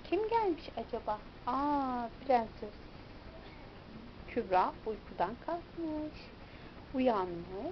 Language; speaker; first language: Turkish; native; Turkish